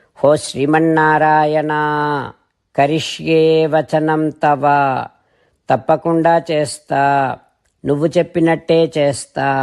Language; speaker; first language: Telugu; native; Telugu